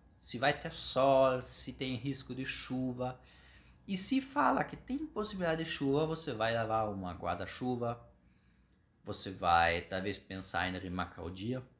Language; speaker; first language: Portuguese; non-native, fluent; German